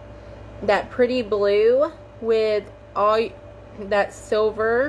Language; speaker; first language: English; native; English